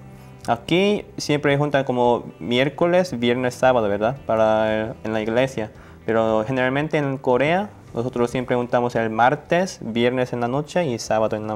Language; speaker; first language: Spanish; non-native, learner; Korean